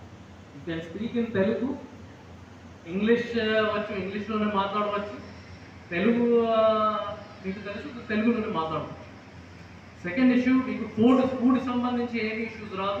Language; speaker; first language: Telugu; non-native, fluent; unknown